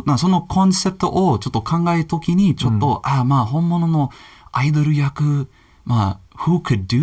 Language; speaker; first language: Japanese; non-native, learner; English